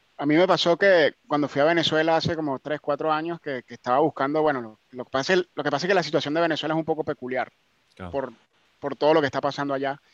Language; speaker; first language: Spanish; native; Spanish